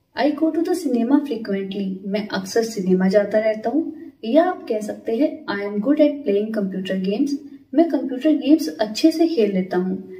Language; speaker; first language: Hindi; native; Hindi